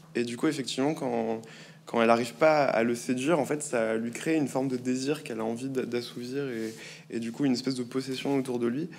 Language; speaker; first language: French; native; French